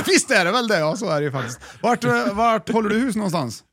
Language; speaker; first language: Swedish; native; Swedish